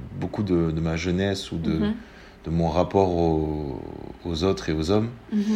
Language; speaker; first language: French; native; French